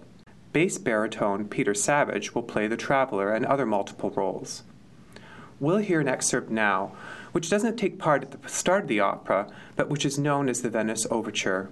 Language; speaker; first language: English; native; English